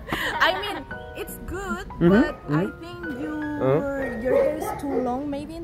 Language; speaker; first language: English; non-native, fluent; Spanish